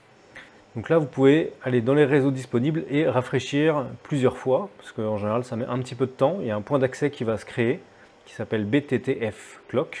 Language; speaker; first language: French; native; French